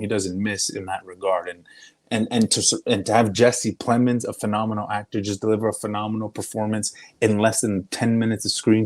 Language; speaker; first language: English; native; English